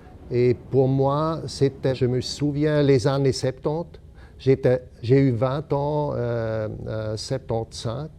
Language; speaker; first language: French; non-native, fluent; German